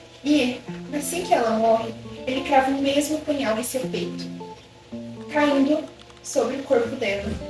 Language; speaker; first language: Portuguese; native; Portuguese